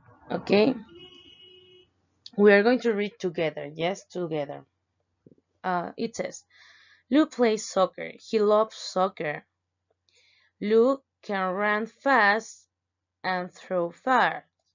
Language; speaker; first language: English; non-native, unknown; Spanish